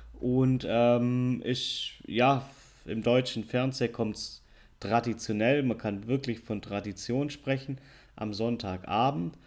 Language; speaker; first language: German; native; German